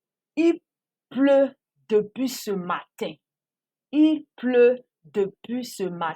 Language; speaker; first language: French; non-native, fluent; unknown